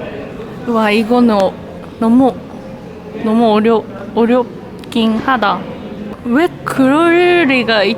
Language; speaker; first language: Korean; non-native, local second language; Japanese